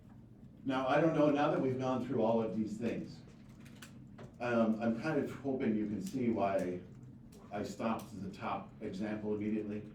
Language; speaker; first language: English; native; English